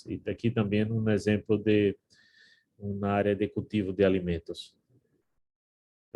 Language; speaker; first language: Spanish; non-native, learner; Portuguese